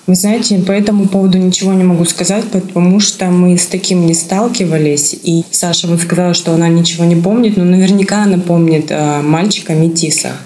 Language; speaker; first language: Russian; native; Russian